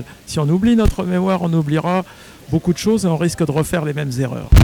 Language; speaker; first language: French; native; French